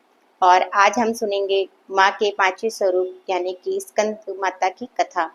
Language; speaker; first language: Hindi; native; Hindi